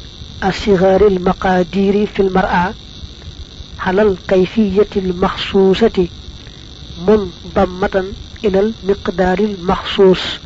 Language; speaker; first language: Arabic; non-native, fluent; Wolof